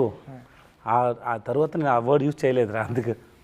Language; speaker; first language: Telugu; non-native, learner; Tamil